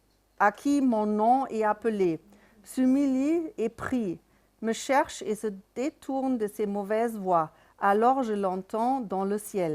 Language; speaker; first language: French; non-native, fluent; German